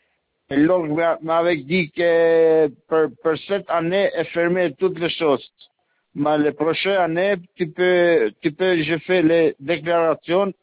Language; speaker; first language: French; non-native, learner; Albanian